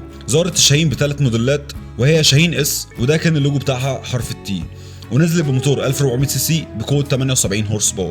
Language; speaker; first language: Arabic; native; Arabic